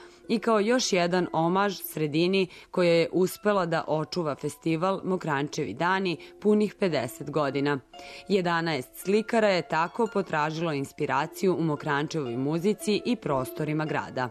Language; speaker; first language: Serbian; native; Serbian